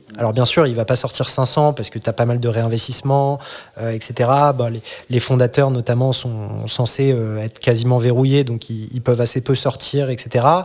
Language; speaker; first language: French; native; French